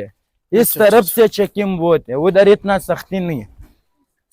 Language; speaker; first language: Hindi; non-native, local second language; Pashto